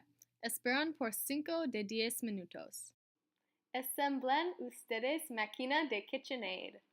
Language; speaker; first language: Spanish; non-native, learner; English